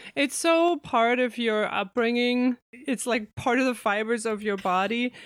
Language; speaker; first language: English; non-native, fluent; German